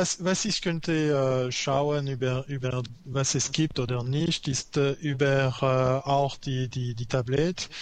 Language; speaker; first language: German; non-native, learner; French